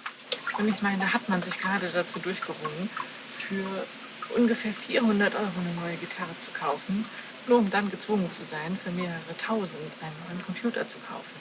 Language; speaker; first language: German; native; German